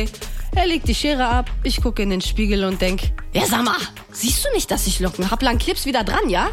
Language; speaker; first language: German; early bilingual, other home language; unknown